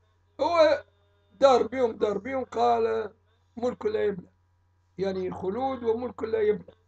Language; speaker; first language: Arabic; native; Arabic